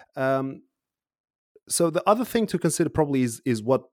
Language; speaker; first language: English; non-native, fluent; Uzbek